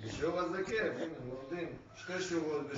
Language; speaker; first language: Hebrew; non-native, local second language; English